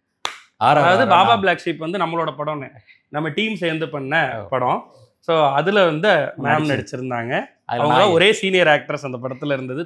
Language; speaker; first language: Tamil; native; Tamil